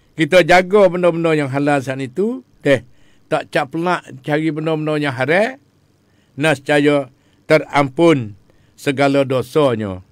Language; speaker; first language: Malay; native; Malay